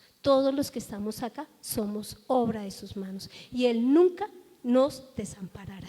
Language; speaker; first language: Spanish; native; Spanish